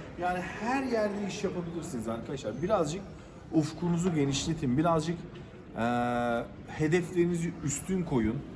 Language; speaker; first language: Turkish; native; Turkish